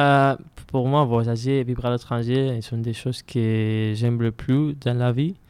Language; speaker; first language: French; non-native, learner; Spanish